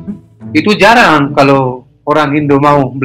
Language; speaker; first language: Indonesian; non-native, fluent; Hebrew